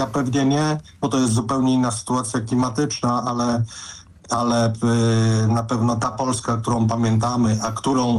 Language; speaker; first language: Polish; native; Polish